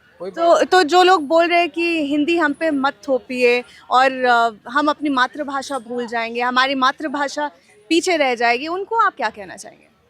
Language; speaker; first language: Hindi; non-native, local second language; Bangla